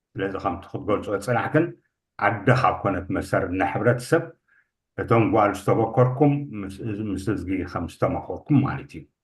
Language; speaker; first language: Tigrinya; native; Tigrinya